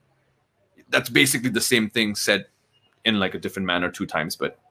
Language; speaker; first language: English; non-native, local second language; Nepali